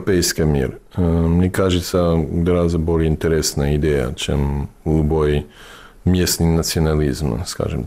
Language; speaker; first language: Russian; non-native, fluent; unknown